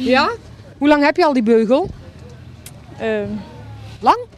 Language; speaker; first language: Dutch; native; Dutch